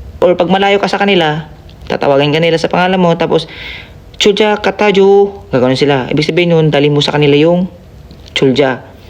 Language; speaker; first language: Filipino; native; Filipino